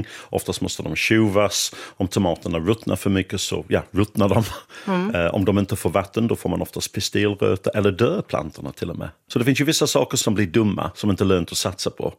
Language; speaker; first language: Swedish; native; Swedish